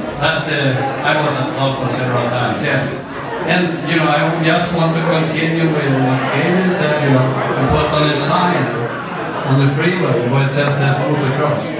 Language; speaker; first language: English; native; English